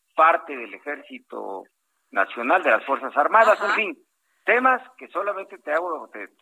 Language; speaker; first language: Spanish; native; Spanish